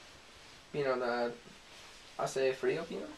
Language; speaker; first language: Spanish; non-native, learner; English